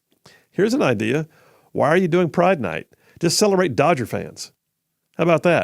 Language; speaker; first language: English; native; English